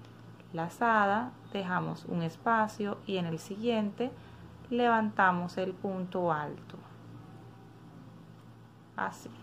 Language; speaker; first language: Spanish; native; Spanish